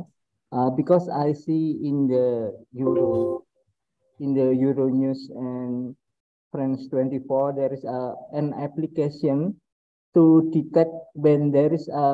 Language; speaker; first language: English; non-native, learner; Indonesian